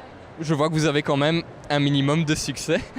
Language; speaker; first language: French; native; French